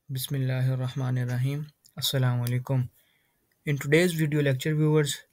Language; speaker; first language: English; non-native, local second language; Urdu